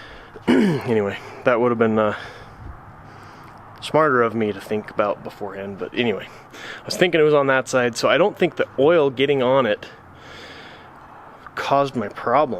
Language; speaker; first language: English; native; English